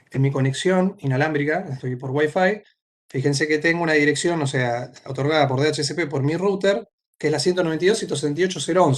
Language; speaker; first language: Spanish; native; Spanish